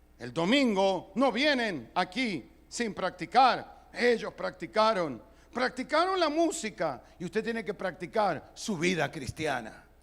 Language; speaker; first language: Spanish; early bilingual, other home language; Italian